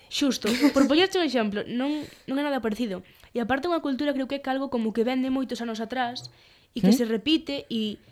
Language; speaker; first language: Galician; non-native, local second language; Spanish